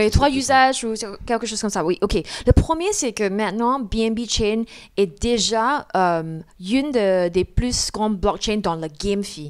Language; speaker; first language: French; non-native, fluent; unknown